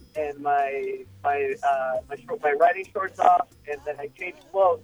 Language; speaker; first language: English; non-native, fluent; Spanish